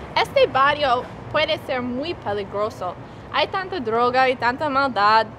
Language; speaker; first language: Spanish; non-native, learner; English